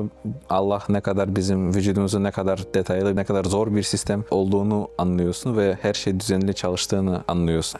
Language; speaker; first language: Turkish; non-native, fluent; Russian